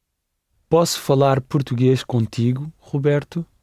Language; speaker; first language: Portuguese; non-native, learner; English